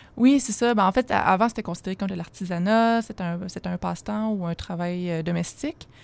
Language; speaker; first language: French; native; French